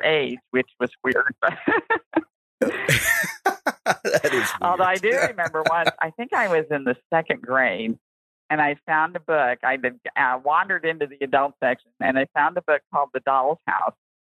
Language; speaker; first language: English; native; English